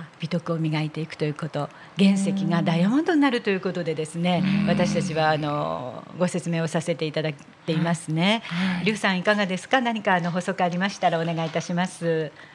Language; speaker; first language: Japanese; native; Japanese